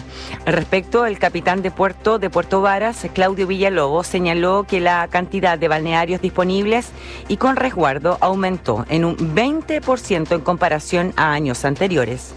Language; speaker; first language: Spanish; native; Spanish